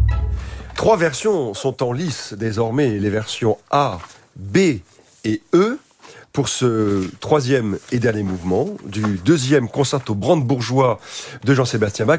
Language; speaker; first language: French; native; French